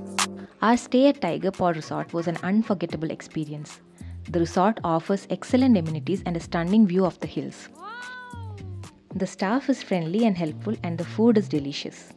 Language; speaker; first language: English; non-native, local second language; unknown